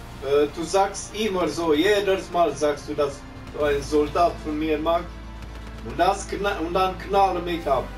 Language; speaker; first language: German; non-native, learner; Romanian